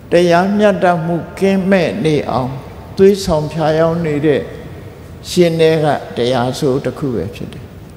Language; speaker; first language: Burmese; native; Burmese